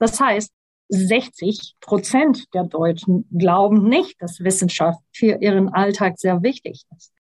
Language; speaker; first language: German; non-native, fluent; Portuguese